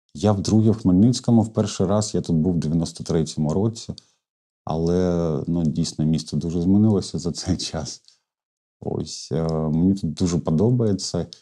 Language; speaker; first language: Ukrainian; non-native, local second language; Russian